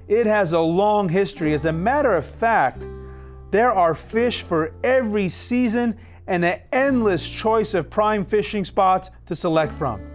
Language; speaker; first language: English; native; English